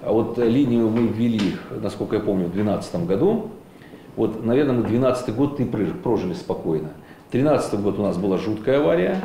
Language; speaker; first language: Russian; native; Russian